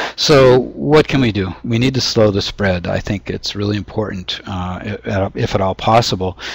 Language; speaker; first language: English; native; English